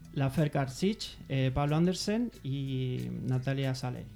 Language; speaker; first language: Spanish; native; Spanish